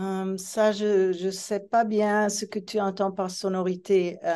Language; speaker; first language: French; non-native, fluent; Italian